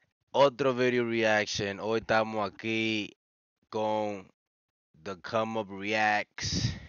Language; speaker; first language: Spanish; early bilingual, other home language; English